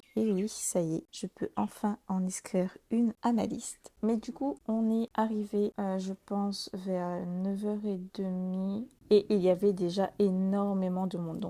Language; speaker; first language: French; native; French